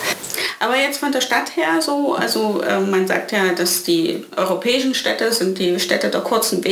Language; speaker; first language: German; native; German